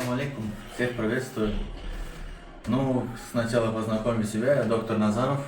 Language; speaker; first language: Russian; non-native, learner; Tajik